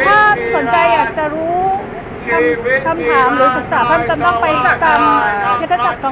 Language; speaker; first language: Thai; native; Thai